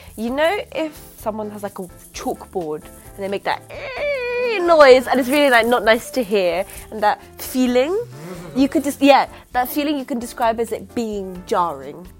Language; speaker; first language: English; native; English